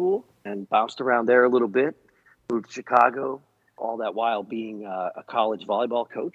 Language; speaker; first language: English; native; English